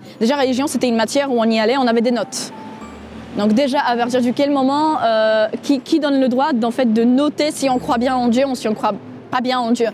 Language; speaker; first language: French; non-native, fluent; Polish